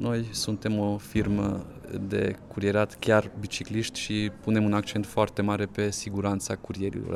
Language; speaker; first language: Romanian; non-native, local second language; Hungarian